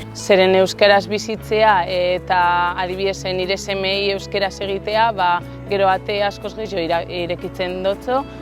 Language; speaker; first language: Basque; non-native, local second language; Spanish